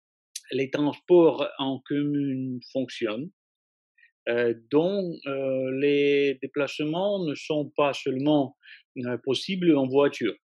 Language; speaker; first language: French; non-native, fluent; Russian